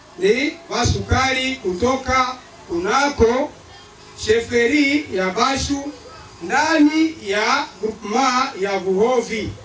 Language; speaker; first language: Swahili; non-native, local second language; Nande